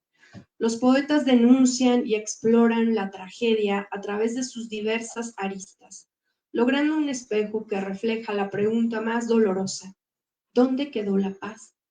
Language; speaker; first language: Spanish; native; Spanish